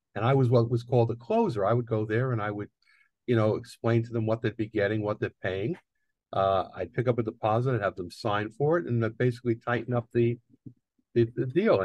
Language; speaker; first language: English; native; English